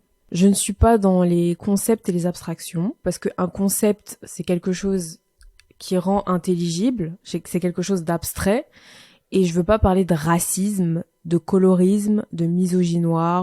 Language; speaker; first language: French; native; French